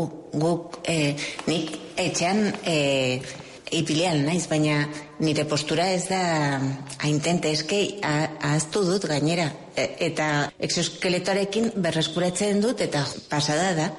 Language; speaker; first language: Basque; non-native, local second language; Spanish